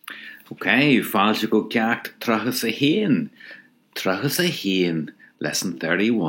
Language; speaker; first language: Irish; non-native, local second language; English